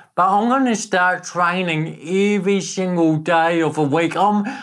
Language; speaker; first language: English; native; English